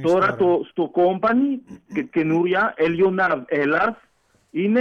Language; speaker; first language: Greek; early bilingual, heritage; French